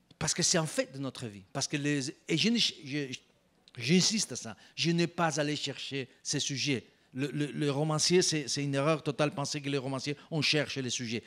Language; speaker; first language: French; non-native, fluent; Spanish